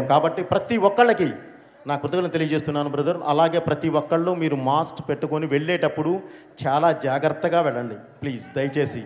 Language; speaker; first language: Telugu; native; Telugu